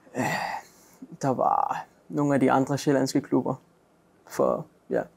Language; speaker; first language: Danish; native; Danish